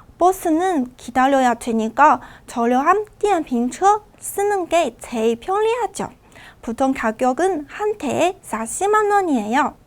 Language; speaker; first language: Korean; non-native, fluent; Chinese